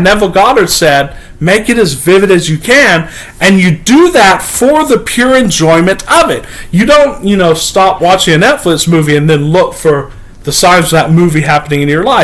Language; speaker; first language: English; native; English